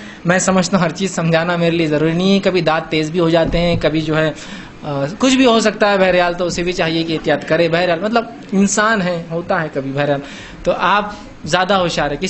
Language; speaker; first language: Urdu; native; Urdu